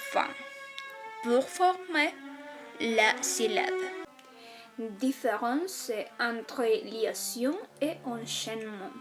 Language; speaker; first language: French; non-native, fluent; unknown